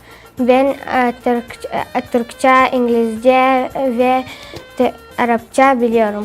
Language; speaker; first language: Turkish; non-native, learner; Pashto